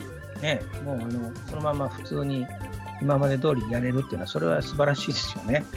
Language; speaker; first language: Japanese; native; Japanese